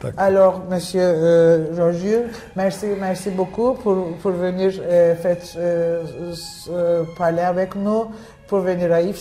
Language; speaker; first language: French; non-native, fluent; Turkish